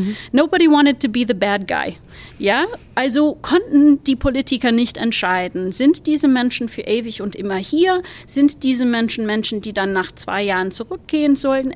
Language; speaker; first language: German; non-native, fluent; English